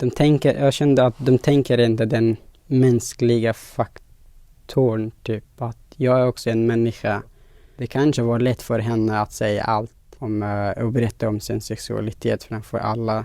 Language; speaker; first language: Swedish; non-native, fluent; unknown